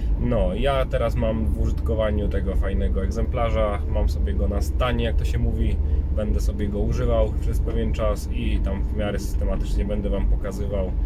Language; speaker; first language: Polish; native; Polish